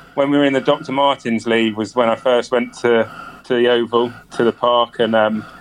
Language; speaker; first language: English; native; English